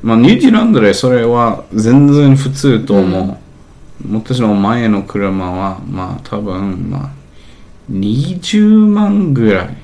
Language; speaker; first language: Japanese; non-native, learner; English